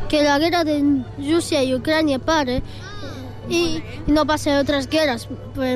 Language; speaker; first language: Catalan; non-native, local second language; Spanish